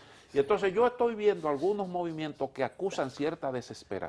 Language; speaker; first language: Spanish; native; Spanish